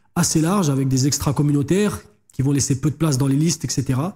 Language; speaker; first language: French; native; French